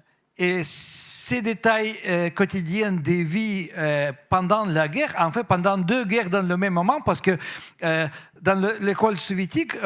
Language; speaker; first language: French; non-native, fluent; Russian